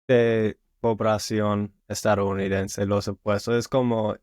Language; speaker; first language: Spanish; non-native, learner; English